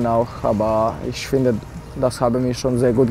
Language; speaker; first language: German; non-native, fluent; Serbian